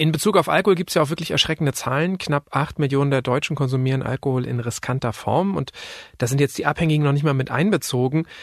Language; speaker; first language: German; native; German